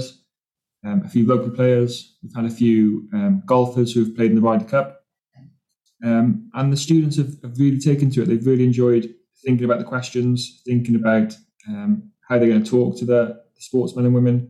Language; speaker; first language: English; native; English